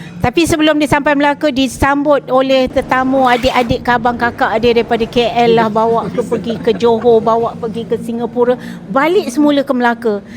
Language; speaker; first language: Malay; native; Malay